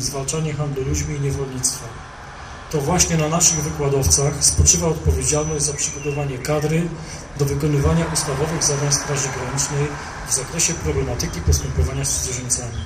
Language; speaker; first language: Polish; native; Polish